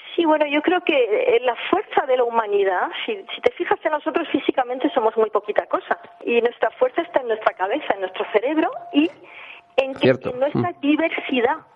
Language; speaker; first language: Spanish; early bilingual, heritage; English